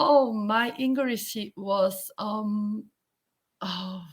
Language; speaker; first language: English; non-native, learner; Korean